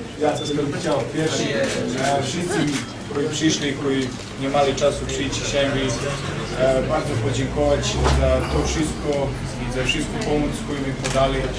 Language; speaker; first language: Polish; non-native, fluent; Serbian